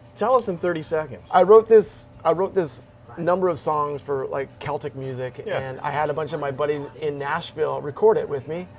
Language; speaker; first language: English; native; English